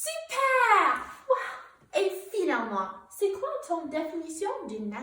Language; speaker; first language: French; non-native, learner; English